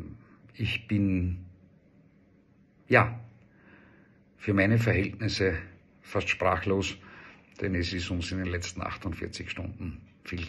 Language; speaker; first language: German; native; German